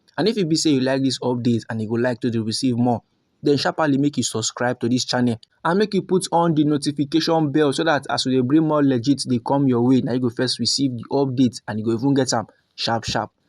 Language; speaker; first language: Nigerian Pidgin; native; Nigerian Pidgin